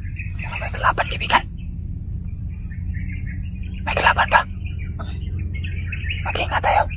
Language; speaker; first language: Filipino; non-native, local second language; Cebuano